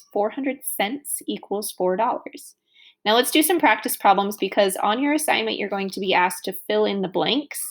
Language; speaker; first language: English; native; English